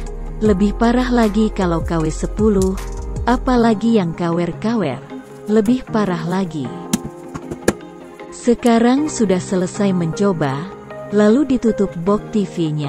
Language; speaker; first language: Indonesian; native; Indonesian